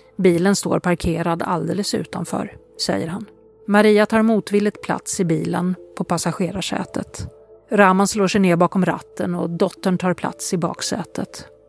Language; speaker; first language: Swedish; native; Swedish